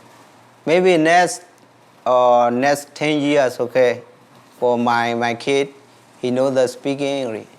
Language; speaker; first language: English; non-native, learner; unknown